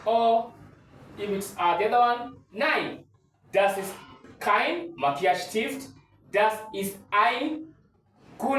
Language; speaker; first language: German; non-native, learner; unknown